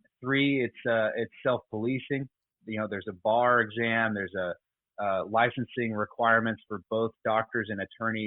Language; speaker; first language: English; native; English